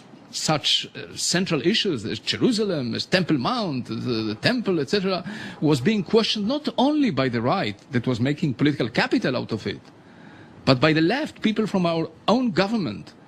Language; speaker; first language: English; non-native, fluent; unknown